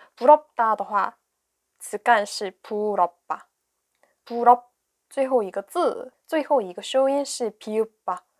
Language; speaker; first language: Chinese; non-native, fluent; Korean